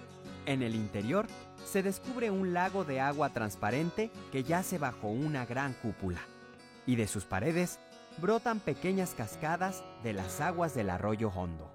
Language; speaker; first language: Spanish; native; Spanish